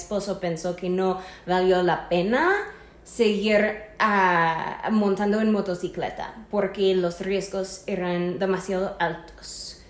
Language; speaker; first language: Spanish; non-native, fluent; English